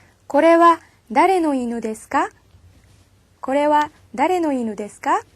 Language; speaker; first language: Japanese; non-native, fluent; Korean